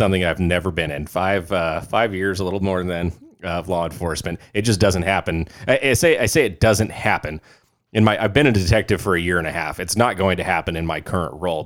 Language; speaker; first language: English; native; English